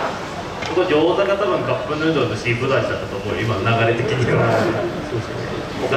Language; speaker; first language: Japanese; native; Japanese